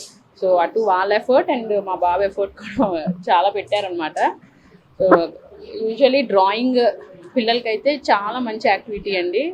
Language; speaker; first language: Telugu; native; Telugu